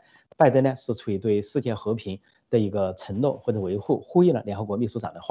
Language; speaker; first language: Chinese; native; Chinese